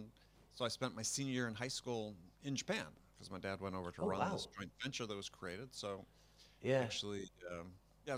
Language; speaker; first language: English; native; English